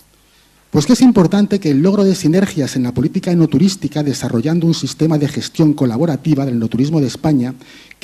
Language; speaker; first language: Spanish; native; Spanish